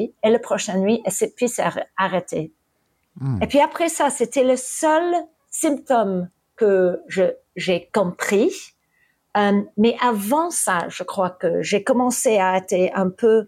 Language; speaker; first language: French; early bilingual, heritage; English